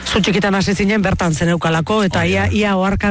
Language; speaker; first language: Basque; native; Basque